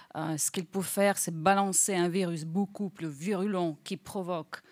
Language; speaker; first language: French; non-native, fluent; Russian